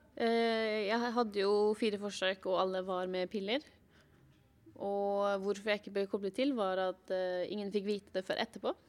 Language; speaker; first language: Norwegian; native; Norwegian